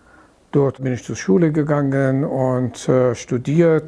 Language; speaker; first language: German; non-native, fluent; Persian